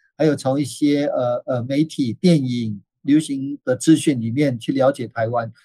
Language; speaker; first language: Chinese; native; Chinese